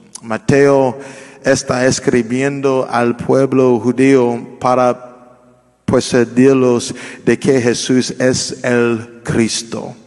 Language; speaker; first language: Spanish; non-native, learner; English